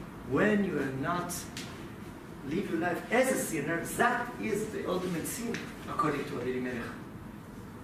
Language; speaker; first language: English; non-native, fluent; Hebrew